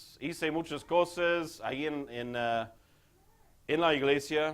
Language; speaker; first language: Spanish; non-native, fluent; English